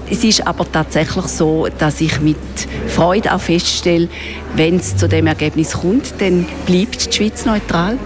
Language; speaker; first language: German; native; German